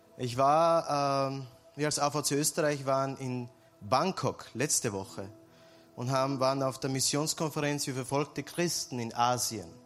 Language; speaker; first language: German; early bilingual, other home language; Serbian